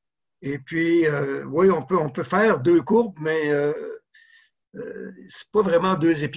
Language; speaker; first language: French; native; French